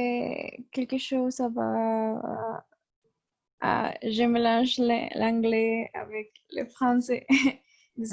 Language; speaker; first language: French; non-native, learner; Spanish